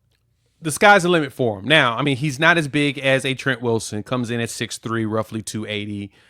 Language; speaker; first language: English; native; English